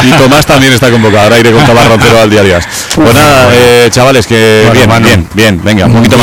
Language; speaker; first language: Spanish; native; Spanish